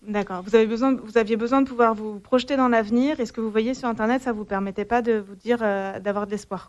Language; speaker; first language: French; native; French